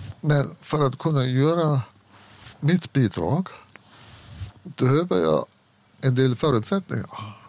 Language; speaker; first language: Swedish; non-native, fluent; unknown